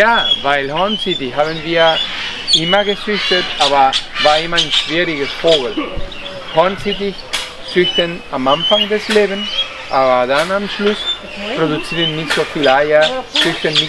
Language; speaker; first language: German; non-native, fluent; Spanish